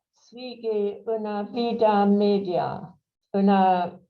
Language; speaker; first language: Spanish; non-native, fluent; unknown